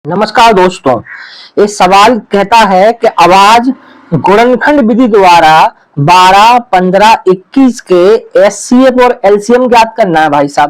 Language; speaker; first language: Hindi; native; Hindi